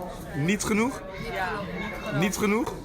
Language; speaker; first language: Dutch; non-native, learner; French